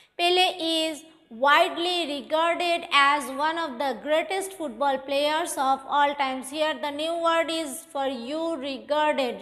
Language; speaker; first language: English; non-native, local second language; Bangla